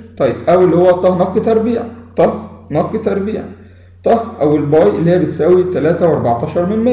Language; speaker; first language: Arabic; native; Arabic